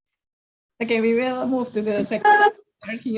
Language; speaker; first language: English; non-native, learner; Indonesian